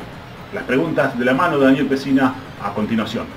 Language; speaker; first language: Spanish; native; Spanish